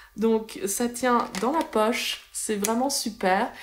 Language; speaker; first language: French; native; French